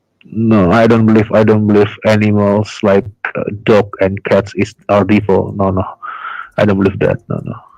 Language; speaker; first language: English; non-native, learner; Indonesian